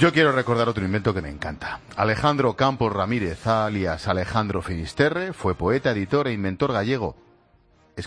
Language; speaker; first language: Spanish; native; Spanish